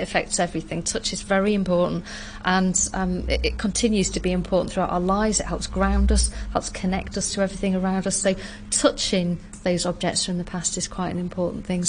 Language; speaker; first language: English; native; English